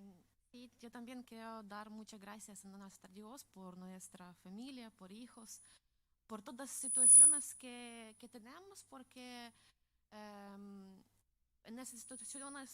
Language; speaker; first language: Spanish; non-native, learner; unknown